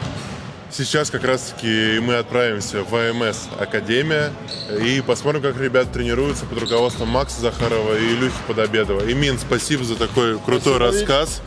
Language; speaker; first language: Russian; native; Russian